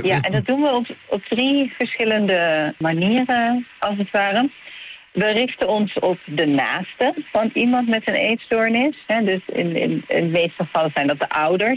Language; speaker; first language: Dutch; native; Dutch